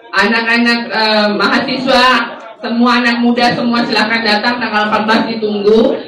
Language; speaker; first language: Indonesian; native; Indonesian